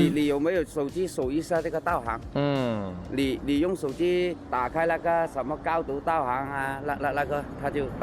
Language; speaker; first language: Chinese; native; Chinese